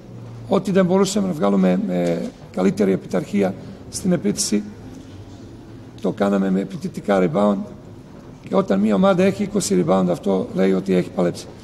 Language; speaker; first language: Greek; non-native, fluent; Serbian